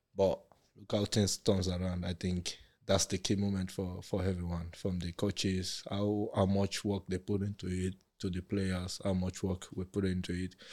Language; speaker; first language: English; non-native, local second language; Yoruba